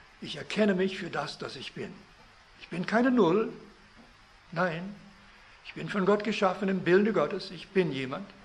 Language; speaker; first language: German; early bilingual, heritage; German